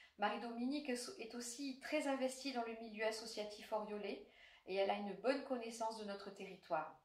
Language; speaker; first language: French; native; French